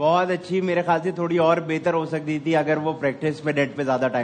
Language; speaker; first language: Urdu; native; Urdu